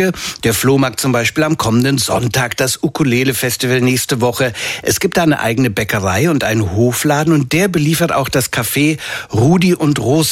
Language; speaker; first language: German; native; German